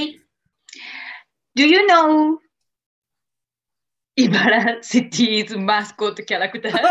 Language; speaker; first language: English; non-native, learner; Japanese